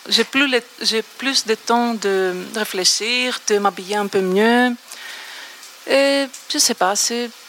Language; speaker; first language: French; non-native, fluent; Greek